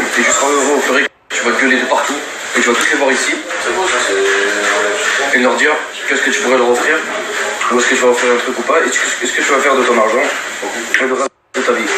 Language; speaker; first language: French; native; French